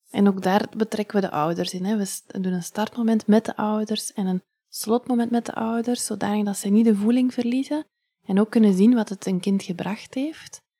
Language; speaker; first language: Dutch; native; Dutch